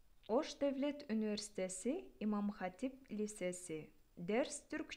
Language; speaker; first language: Turkish; non-native, fluent; Kyrgyz